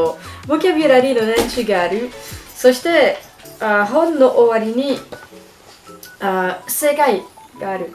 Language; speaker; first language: Japanese; non-native, learner; French